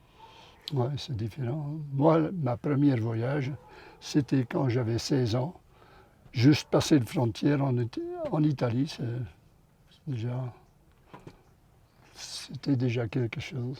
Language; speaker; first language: French; non-native, local second language; Dutch